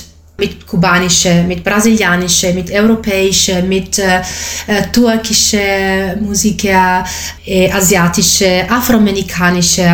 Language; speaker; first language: German; non-native, fluent; Italian